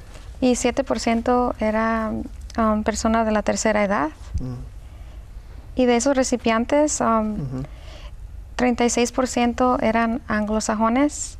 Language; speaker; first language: Spanish; early bilingual, heritage; Spanish